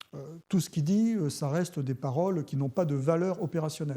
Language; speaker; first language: French; native; French